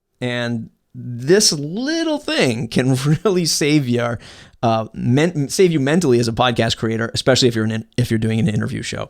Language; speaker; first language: English; native; English